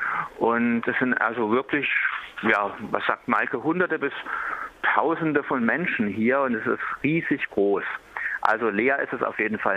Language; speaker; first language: German; native; German